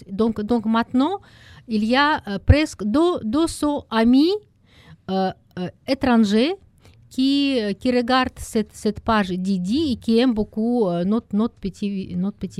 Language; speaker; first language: French; non-native, learner; Russian